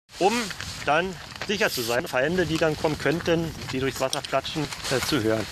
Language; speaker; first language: German; native; German